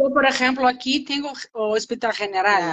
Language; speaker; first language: Spanish; non-native, learner; Portuguese